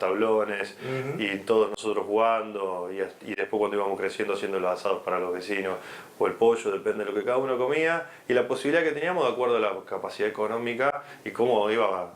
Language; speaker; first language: Spanish; native; Spanish